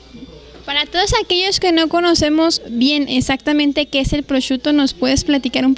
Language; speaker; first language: Spanish; native; Spanish